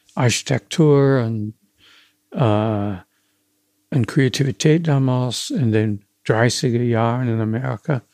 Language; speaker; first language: German; non-native, fluent; English